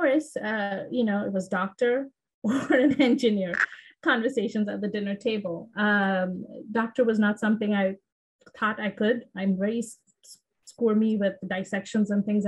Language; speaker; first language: English; non-native, local second language; Bangla